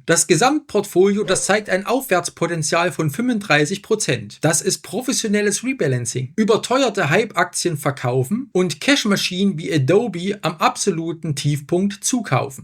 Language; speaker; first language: German; native; German